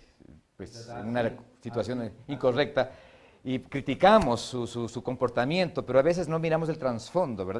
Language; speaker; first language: Spanish; native; Spanish